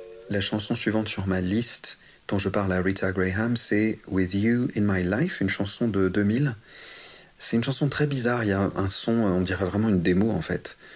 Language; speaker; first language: French; native; French